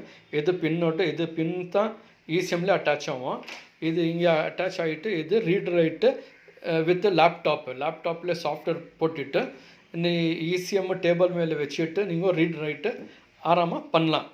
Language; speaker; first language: Tamil; non-native, local second language; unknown